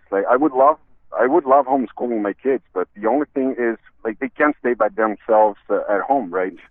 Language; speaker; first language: English; non-native, fluent; Portuguese